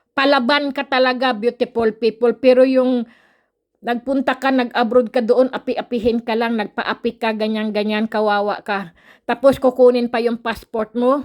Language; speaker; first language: Filipino; native; Filipino